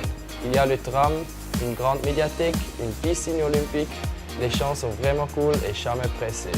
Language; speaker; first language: French; non-native, local second language; German